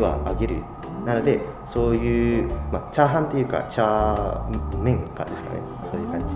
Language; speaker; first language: Japanese; non-native, fluent; Indonesian